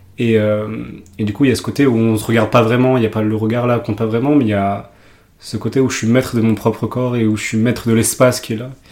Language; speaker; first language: French; early bilingual, other home language; Urdu